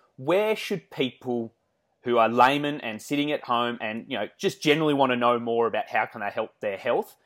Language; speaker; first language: English; native; English